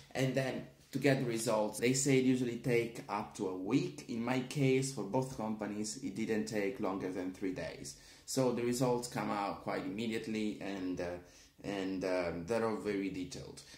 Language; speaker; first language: English; non-native, fluent; Italian